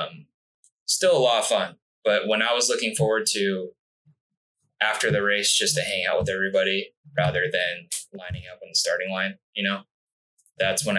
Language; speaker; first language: English; native; English